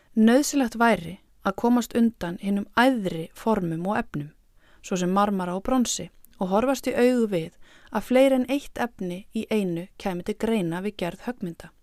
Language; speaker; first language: Icelandic; native; Icelandic